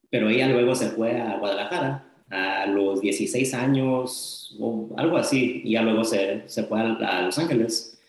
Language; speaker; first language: Spanish; early bilingual, heritage; Spanish